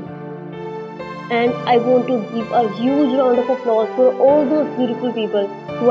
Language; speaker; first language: English; non-native, local second language; Urdu